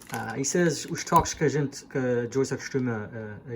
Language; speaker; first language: Portuguese; early bilingual, heritage; Portuguese